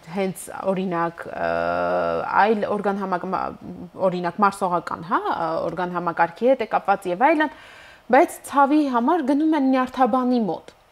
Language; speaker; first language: Armenian; native; Armenian